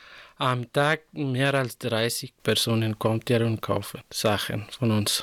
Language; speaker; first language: German; non-native, learner; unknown